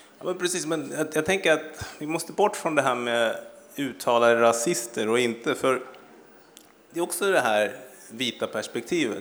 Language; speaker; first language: Swedish; early bilingual, other home language; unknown